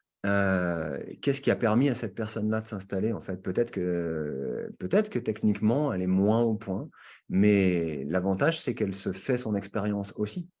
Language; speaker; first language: French; native; French